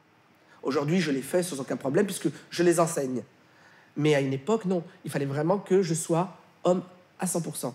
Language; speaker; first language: French; non-native, local second language; Arabic